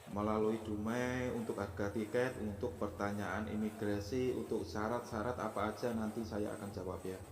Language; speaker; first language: Indonesian; native; Indonesian